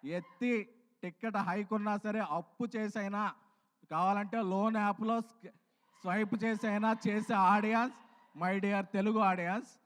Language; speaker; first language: Telugu; native; Telugu